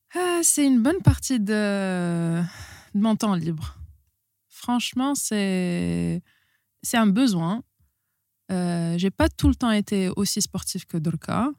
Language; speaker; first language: French; non-native, local second language; Arabic